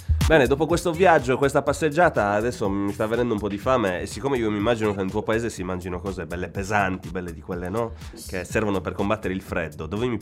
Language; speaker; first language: Italian; native; Italian